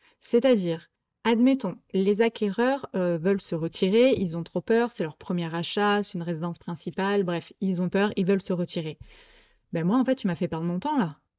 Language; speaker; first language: French; native; French